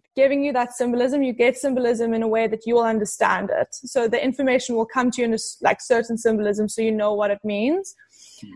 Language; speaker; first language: English; native; English